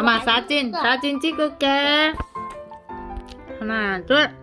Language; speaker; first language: Korean; non-native, learner; Thai